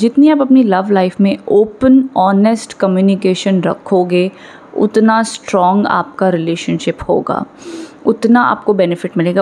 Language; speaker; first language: Hindi; native; Hindi